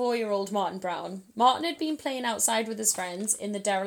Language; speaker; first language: English; native; English